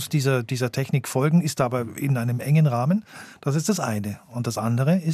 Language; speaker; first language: German; native; German